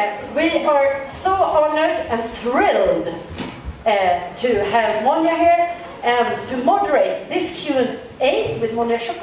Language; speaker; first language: English; non-native, fluent; Swedish